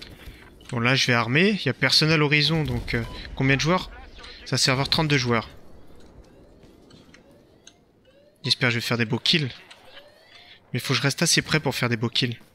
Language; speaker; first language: French; native; French